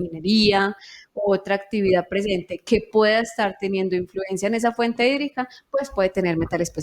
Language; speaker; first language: Spanish; native; Spanish